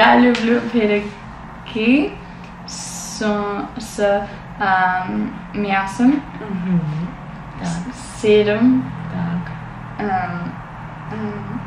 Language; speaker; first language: Russian; non-native, learner; English